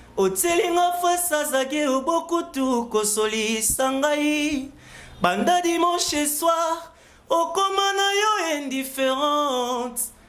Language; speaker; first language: Lingala; native; Lingala